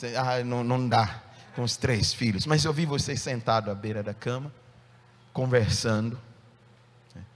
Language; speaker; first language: Portuguese; non-native, fluent; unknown